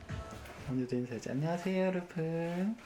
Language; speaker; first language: Korean; native; Korean